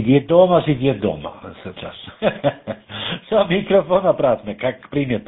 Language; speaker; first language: Russian; non-native, learner; German